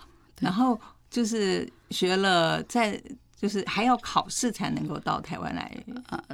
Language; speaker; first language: Chinese; native; Chinese